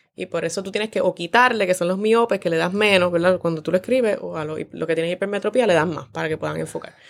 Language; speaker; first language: Spanish; native; Spanish